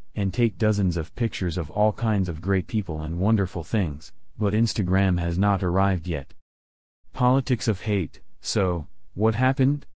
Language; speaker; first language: English; non-native, local second language; Cantonese